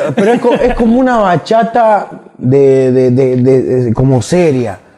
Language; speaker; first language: Spanish; native; Spanish